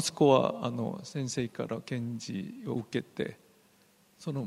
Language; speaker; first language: Japanese; non-native, fluent; Korean